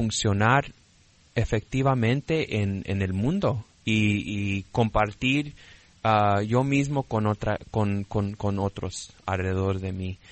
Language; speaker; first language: Spanish; early bilingual, heritage; Spanish